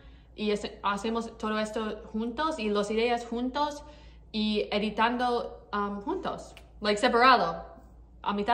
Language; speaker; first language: Spanish; non-native, learner; English